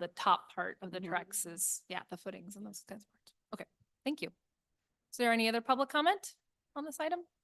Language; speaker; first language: English; native; English